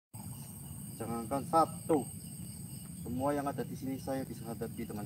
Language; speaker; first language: Indonesian; non-native, local second language; Javanese